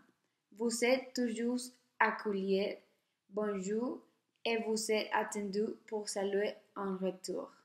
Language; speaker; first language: French; non-native, learner; Spanish